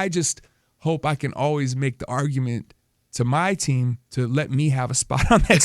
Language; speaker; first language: English; native; English